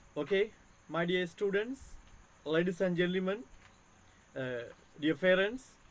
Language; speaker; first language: English; non-native, local second language; Sinhala